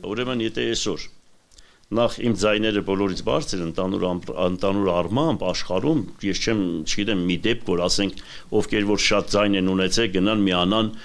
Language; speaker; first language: Armenian; native; Armenian